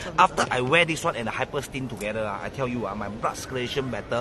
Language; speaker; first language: English; non-native, local second language; Chinese